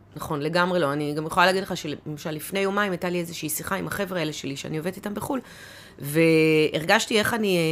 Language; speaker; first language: Hebrew; native; Hebrew